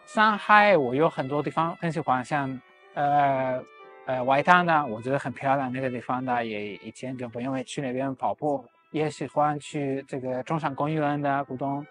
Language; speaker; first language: Chinese; non-native, fluent; Spanish